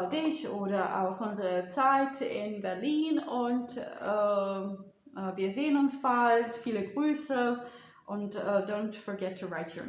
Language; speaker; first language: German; non-native, fluent; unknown